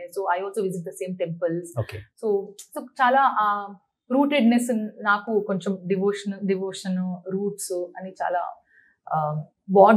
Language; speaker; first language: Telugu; non-native, learner; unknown